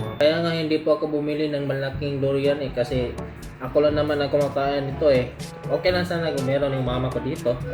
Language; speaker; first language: Filipino; non-native, local second language; Cebuano